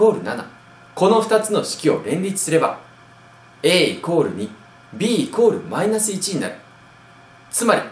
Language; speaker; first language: Japanese; native; Japanese